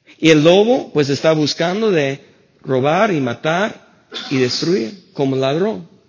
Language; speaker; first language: Spanish; non-native, fluent; English